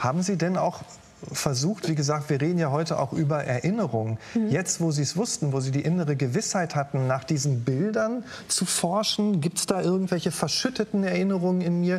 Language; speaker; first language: German; native; German